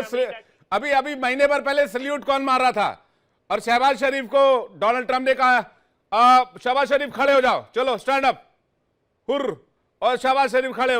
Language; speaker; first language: Hindi; native; Hindi